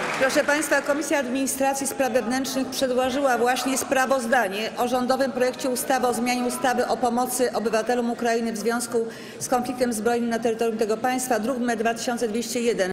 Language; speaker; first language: Polish; native; Polish